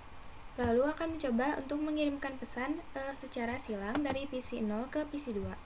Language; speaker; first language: Indonesian; native; Indonesian